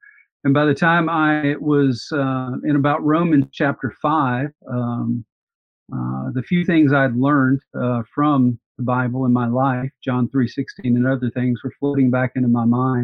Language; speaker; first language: English; native; English